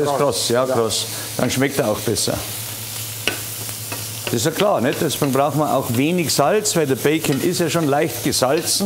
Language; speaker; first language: German; native; German